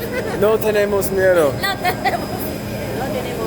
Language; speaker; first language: Spanish; non-native, learner; English